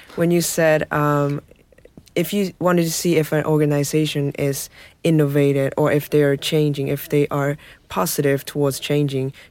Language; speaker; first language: English; non-native, fluent; Chinese